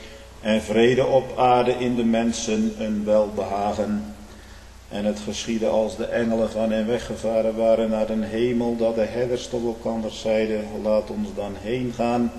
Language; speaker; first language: Dutch; native; Dutch